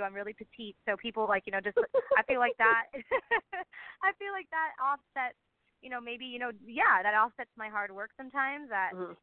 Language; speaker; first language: English; native; English